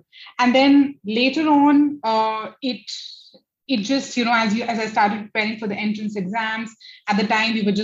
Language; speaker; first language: English; non-native, local second language; Hindi